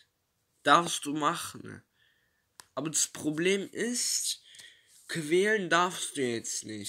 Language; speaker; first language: German; early bilingual, other home language; Turkish